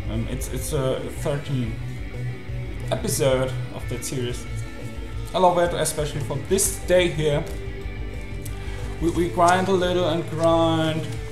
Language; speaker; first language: English; non-native, fluent; German